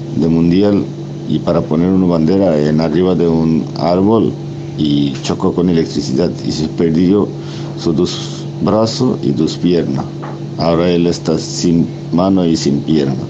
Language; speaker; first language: Spanish; non-native, fluent; Bangla